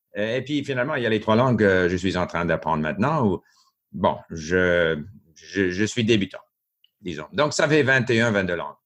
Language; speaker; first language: French; non-native, local second language; English